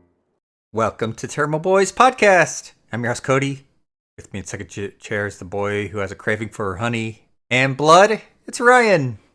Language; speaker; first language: English; native; English